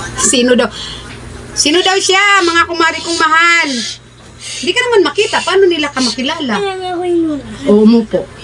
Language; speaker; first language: Filipino; non-native, local second language; Cebuano